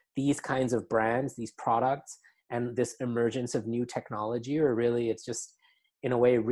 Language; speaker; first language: English; native; English